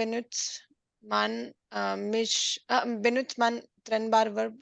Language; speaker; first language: German; non-native, learner; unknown